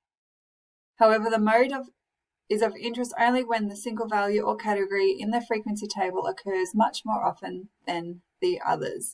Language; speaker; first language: English; native; English